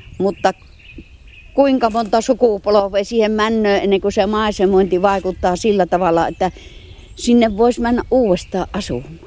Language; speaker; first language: Finnish; native; Finnish